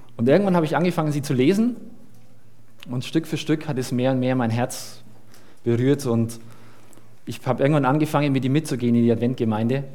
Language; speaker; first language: German; early bilingual, other home language; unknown